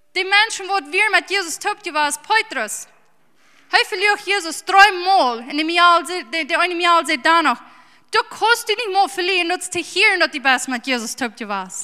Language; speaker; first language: German; early bilingual, heritage; English